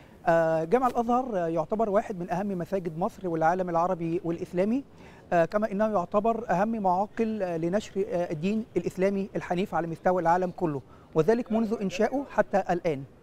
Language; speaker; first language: Arabic; native; Arabic